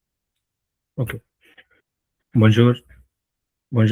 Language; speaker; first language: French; non-native, learner; Hindi